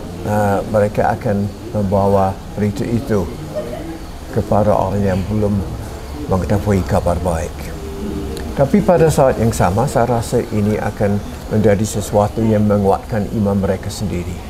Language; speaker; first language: Indonesian; non-native, fluent; English